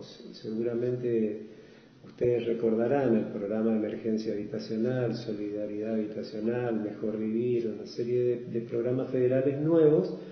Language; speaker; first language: Spanish; native; Spanish